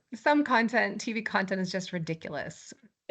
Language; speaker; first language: English; native; English